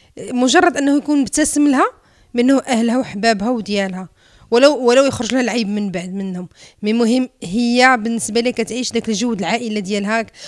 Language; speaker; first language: Arabic; native; Arabic